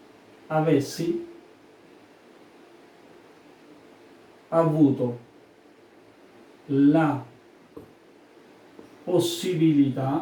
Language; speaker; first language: Italian; non-native, fluent; Urdu